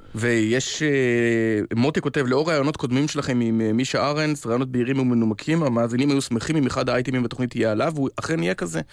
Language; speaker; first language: Hebrew; native; Hebrew